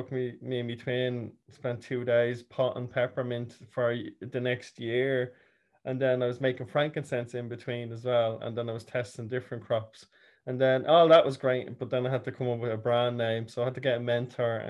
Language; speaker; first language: English; native; English